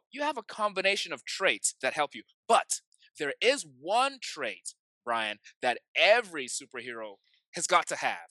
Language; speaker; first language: English; non-native, local second language; Yoruba